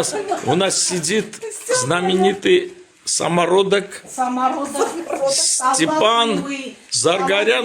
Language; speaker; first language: Russian; non-native, local second language; Armenian